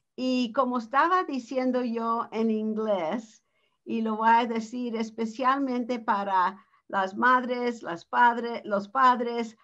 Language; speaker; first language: Spanish; early bilingual, heritage; Spanish